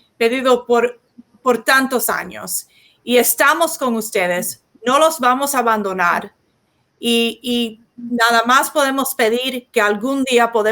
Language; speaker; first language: Spanish; early bilingual, heritage; Spanish